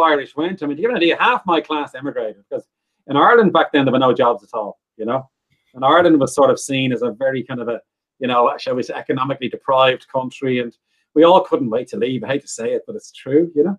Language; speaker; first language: English; native; English